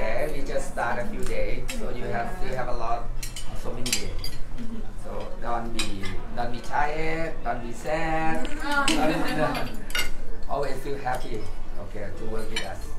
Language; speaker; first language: English; non-native, learner; Thai